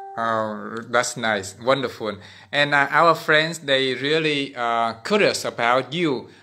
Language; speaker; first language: English; non-native, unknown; Vietnamese